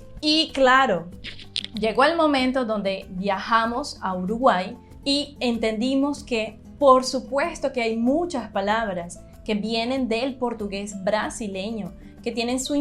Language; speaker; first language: Spanish; non-native, fluent; Portuguese